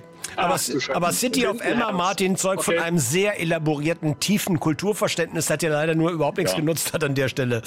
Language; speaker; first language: German; native; German